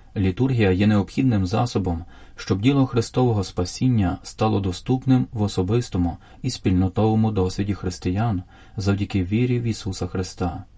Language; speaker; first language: Ukrainian; native; Ukrainian